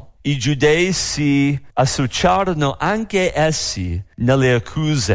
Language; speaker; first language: Italian; non-native, fluent; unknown